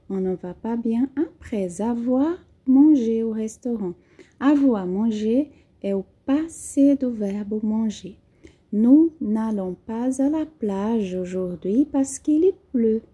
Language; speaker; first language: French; non-native, fluent; Portuguese